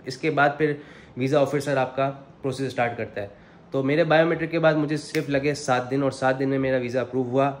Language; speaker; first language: Urdu; native; Urdu